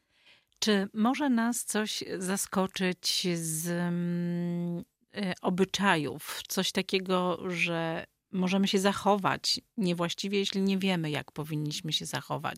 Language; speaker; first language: Polish; native; Polish